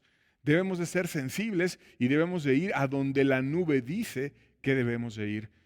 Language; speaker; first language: Spanish; native; Spanish